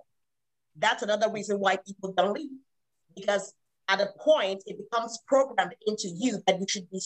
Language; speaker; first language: English; non-native, local second language; Igbo